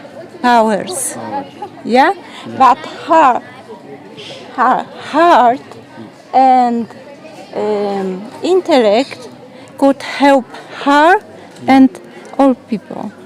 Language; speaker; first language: English; non-native, learner; Polish